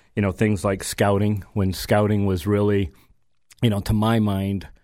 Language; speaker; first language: English; native; English